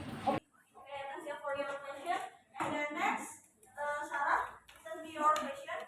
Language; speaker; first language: English; non-native, learner; Indonesian